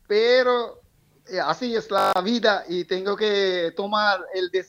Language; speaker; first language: Spanish; non-native, fluent; Bangla